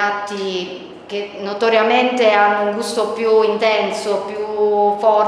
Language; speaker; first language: Italian; native; Italian